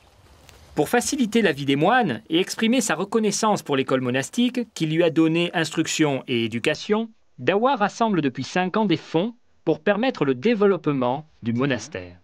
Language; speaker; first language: French; native; French